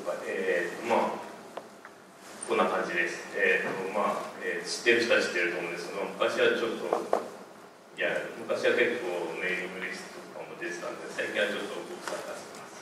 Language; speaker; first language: Japanese; native; Japanese